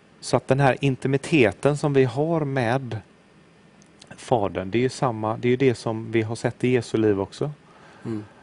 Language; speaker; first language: Swedish; native; Swedish